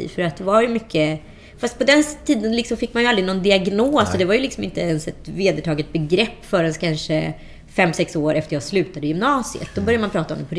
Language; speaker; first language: Swedish; native; Swedish